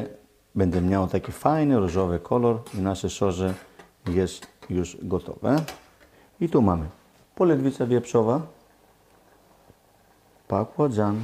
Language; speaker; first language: Polish; non-native, fluent; Greek